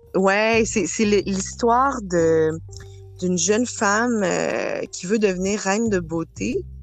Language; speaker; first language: French; native; French